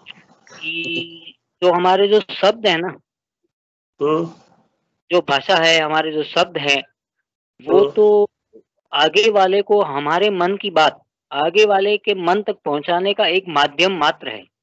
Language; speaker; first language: Hindi; native; Hindi